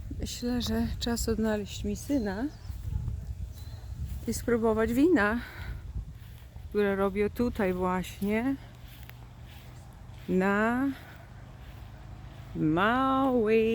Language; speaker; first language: Polish; native; Polish